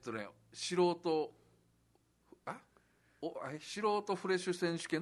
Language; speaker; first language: Japanese; native; Japanese